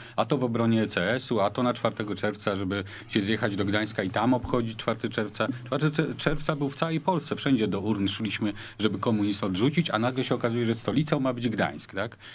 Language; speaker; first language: Polish; native; Polish